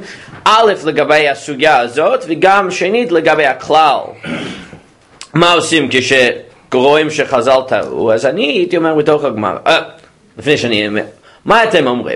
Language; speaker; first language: Hebrew; non-native, fluent; English